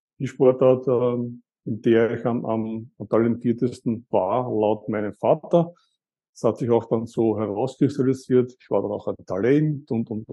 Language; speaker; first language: German; native; German